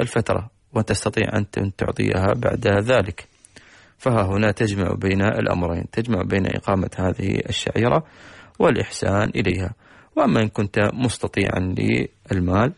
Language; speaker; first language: Arabic; native; Arabic